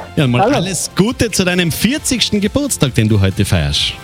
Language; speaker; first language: German; native; German